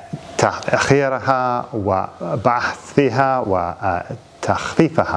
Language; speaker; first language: Arabic; non-native, fluent; English